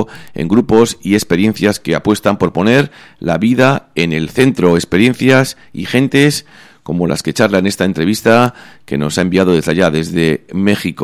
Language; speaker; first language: Spanish; native; Spanish